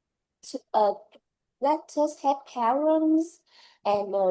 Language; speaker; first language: English; non-native, learner; Vietnamese